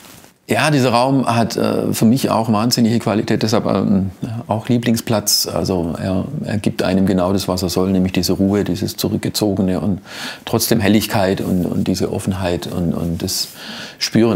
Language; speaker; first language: German; native; German